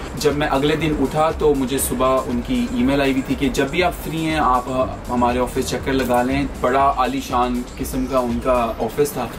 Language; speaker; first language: Urdu; non-native, local second language; Punjabi